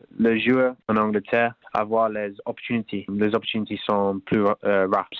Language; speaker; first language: French; non-native, learner; English